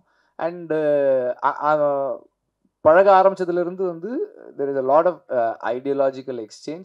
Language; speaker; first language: Tamil; native; Tamil